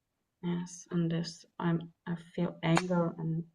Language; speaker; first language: English; non-native, fluent; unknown